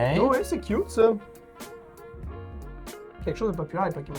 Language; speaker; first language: French; native; French